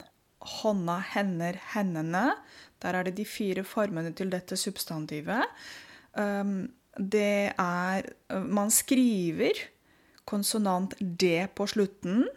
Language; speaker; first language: Norwegian; non-native, fluent; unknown